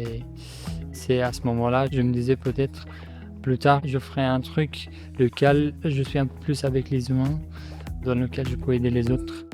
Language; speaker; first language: French; non-native, fluent; Persian